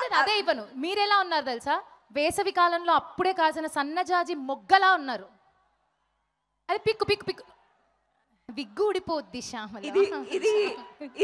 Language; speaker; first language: Telugu; native; Telugu